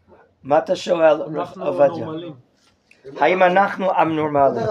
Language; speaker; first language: Hebrew; non-native, fluent; English